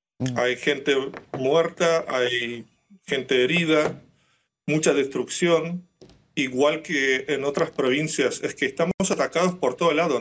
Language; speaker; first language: Spanish; non-native, fluent; Ukrainian